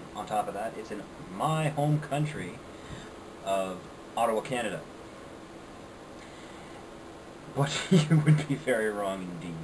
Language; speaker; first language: English; native; English